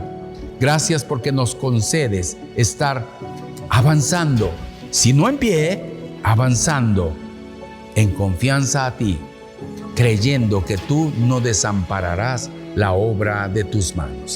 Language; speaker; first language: Spanish; native; Spanish